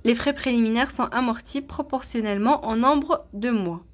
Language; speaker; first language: French; non-native, local second language; Arabic